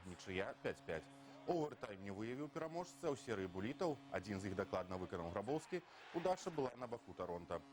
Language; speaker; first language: Belarusian; native; Belarusian